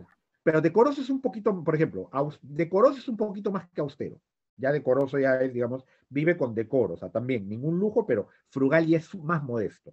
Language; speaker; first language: Spanish; native; Spanish